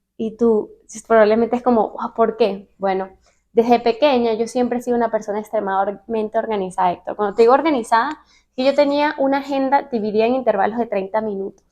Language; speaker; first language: Spanish; native; Spanish